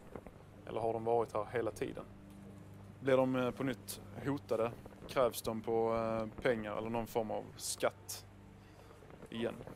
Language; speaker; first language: Swedish; native; Swedish